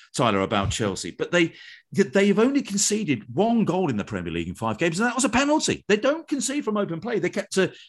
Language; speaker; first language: English; native; English